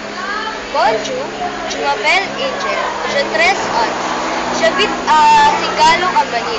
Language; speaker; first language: French; non-native, learner; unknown